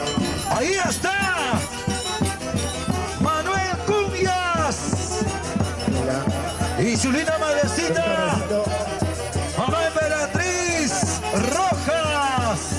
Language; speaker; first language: Spanish; native; Spanish